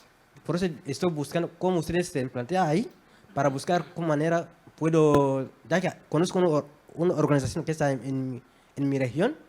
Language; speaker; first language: Spanish; non-native, fluent; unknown